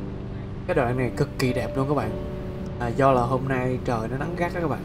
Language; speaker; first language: Vietnamese; native; Vietnamese